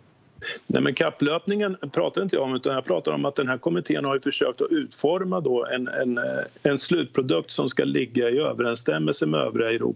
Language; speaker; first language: Swedish; native; Swedish